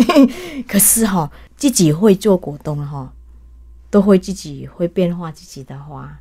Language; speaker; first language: Chinese; early bilingual, heritage; Chinese